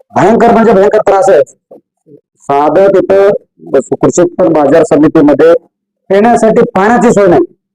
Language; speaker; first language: Marathi; native; Marathi